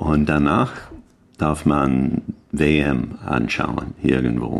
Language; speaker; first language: German; non-native, learner; English